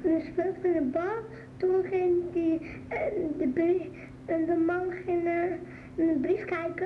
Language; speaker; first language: Dutch; early bilingual, other home language; Arabic